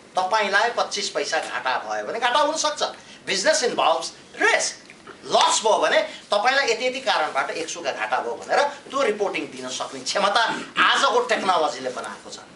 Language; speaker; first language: Nepali; native; Nepali